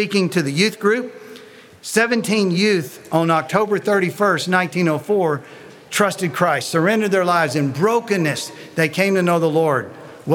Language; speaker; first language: English; native; English